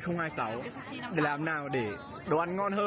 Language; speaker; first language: Vietnamese; native; Vietnamese